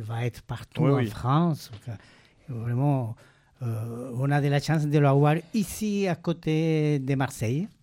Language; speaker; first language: French; non-native, fluent; Spanish